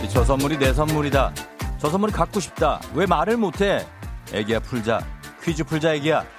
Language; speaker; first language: Korean; native; Korean